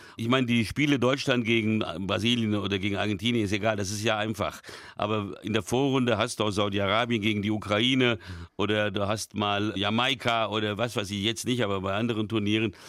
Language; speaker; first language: German; early bilingual, other home language; Hungarian